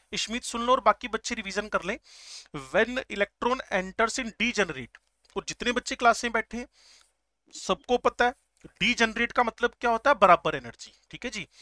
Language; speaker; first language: Hindi; native; Hindi